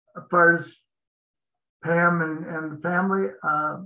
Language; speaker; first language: English; native; English